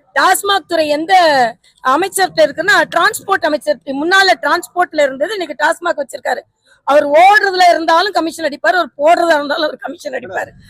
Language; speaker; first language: Tamil; native; Tamil